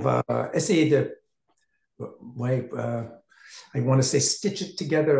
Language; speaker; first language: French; non-native, learner; English